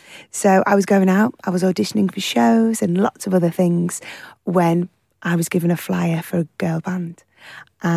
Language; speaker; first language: English; native; English